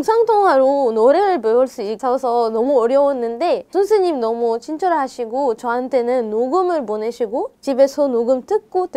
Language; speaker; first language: Korean; non-native, fluent; Arabic